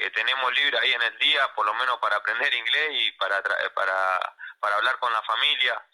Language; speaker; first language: Spanish; native; Spanish